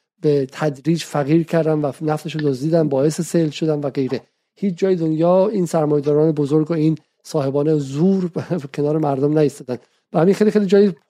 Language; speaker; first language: Persian; native; Persian